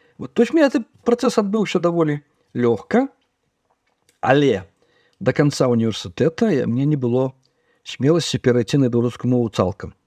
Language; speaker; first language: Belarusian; native; Belarusian